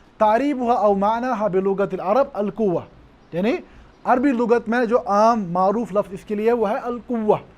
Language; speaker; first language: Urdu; non-native, local second language; Kashmiri